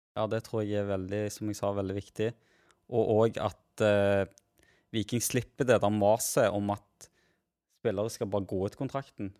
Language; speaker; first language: Norwegian; native; Norwegian